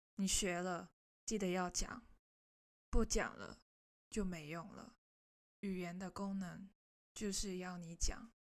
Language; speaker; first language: Chinese; non-native, local second language; Cantonese